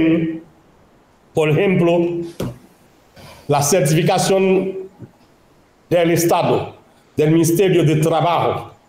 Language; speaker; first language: Spanish; non-native, local second language; Haitian Creole